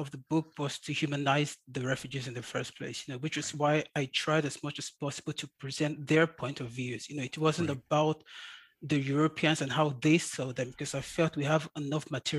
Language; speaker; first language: English; native; English